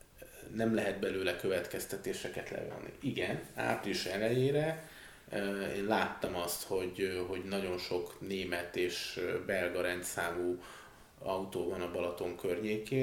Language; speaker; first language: Hungarian; native; Hungarian